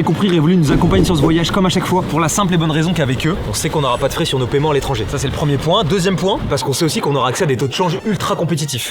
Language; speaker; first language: French; native; French